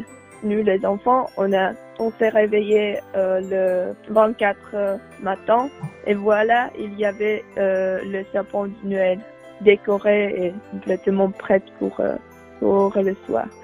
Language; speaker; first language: French; non-native, learner; Czech